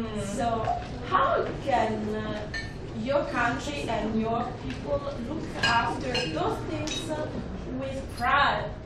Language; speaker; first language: English; non-native, fluent; Italian